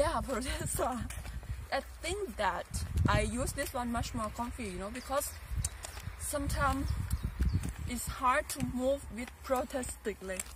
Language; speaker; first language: English; non-native, learner; Thai